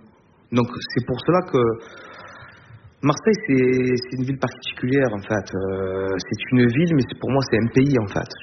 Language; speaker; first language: French; native; French